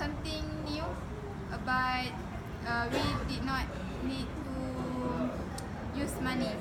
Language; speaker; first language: English; non-native, local second language; Malay